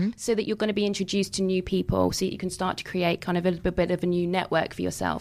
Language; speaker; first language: English; native; English